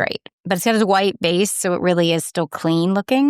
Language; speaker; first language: English; native; English